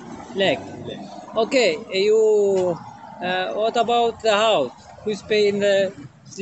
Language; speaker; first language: English; non-native, learner; Albanian